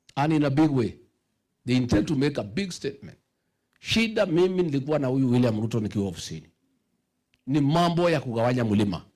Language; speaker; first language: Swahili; non-native, local second language; Kikuyu